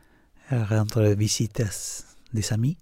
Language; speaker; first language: French; non-native, learner; Spanish